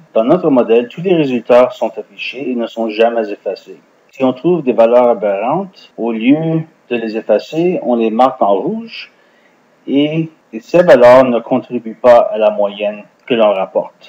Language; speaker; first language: French; non-native, fluent; English